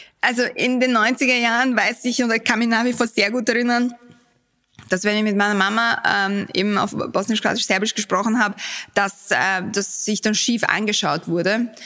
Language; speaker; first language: German; early bilingual, other home language; Bosnian